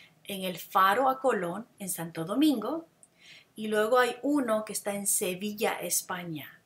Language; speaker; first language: Spanish; non-native, fluent; English